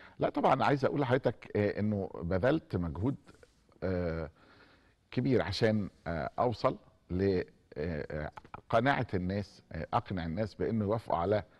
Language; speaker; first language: Arabic; native; Arabic